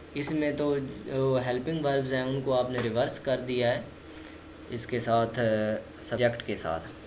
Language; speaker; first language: Urdu; non-native, local second language; Punjabi